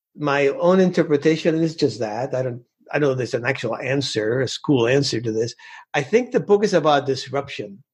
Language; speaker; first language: English; early bilingual, other home language; Spanish